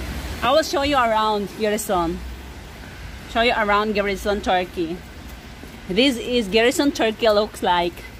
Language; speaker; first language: English; non-native, learner; Filipino